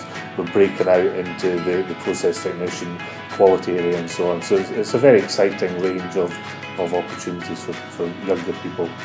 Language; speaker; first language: English; native; English